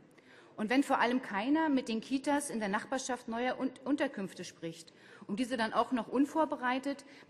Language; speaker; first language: German; native; German